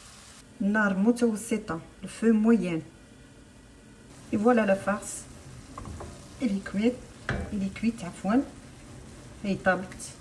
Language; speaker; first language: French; non-native, local second language; Arabic